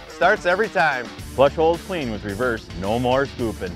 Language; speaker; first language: English; native; English